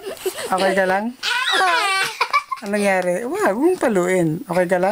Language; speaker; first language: Filipino; native; Filipino